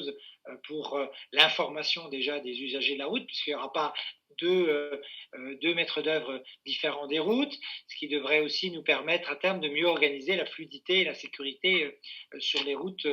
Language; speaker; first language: French; native; French